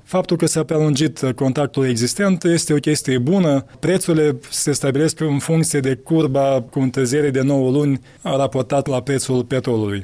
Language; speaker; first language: Romanian; native; Romanian